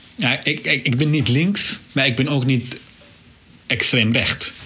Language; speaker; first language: Dutch; non-native, fluent; Arabic